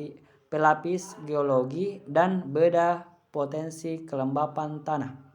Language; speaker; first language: Indonesian; native; Indonesian